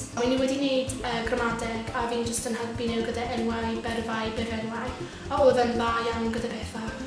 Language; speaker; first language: Welsh; non-native, local second language; English